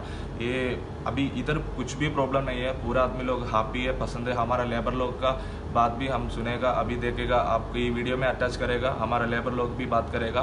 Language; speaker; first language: Hindi; non-native, learner; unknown